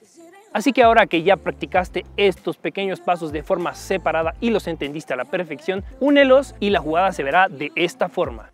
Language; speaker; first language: Spanish; native; Spanish